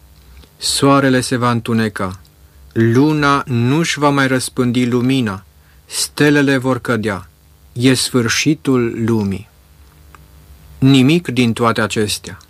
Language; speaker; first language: Romanian; native; Romanian